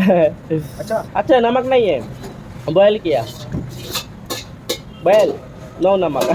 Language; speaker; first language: Hindi; non-native, learner; Bangla